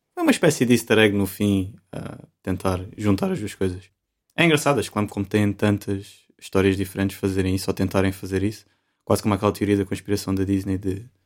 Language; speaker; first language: Portuguese; native; Portuguese